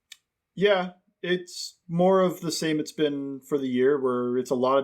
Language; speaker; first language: English; native; English